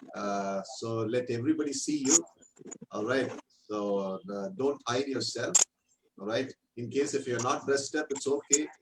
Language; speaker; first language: English; non-native, local second language; Tamil